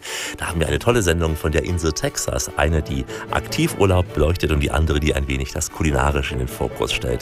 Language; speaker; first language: German; native; German